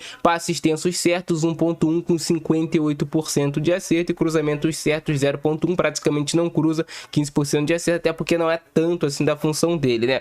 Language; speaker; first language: Portuguese; native; Portuguese